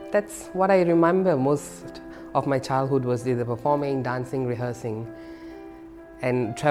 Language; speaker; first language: English; non-native, local second language; Tamil